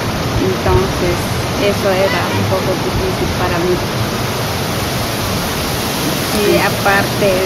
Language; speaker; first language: Spanish; non-native, local second language; Shipibo-Conibo